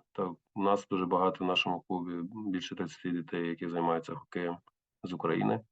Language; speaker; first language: Ukrainian; non-native, local second language; Russian